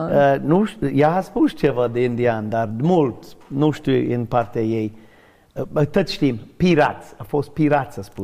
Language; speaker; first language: Romanian; non-native, learner; English